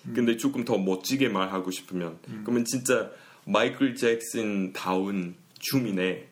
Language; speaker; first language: Korean; non-native, fluent; English